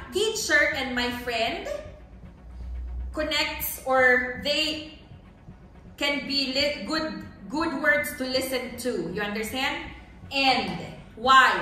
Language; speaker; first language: English; non-native, local second language; Filipino